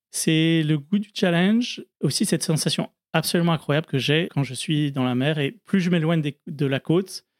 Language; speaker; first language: French; native; French